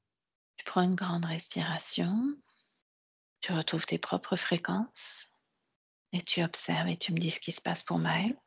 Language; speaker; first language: French; native; French